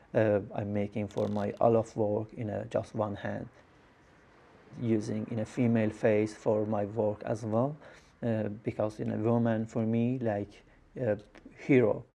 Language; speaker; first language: English; non-native, learner; Persian